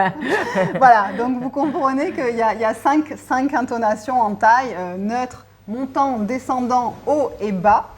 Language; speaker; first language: French; native; French